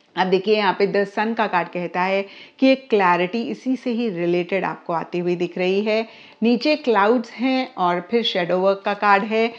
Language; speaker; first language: Hindi; native; Hindi